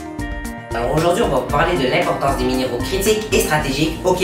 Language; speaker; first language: French; native; French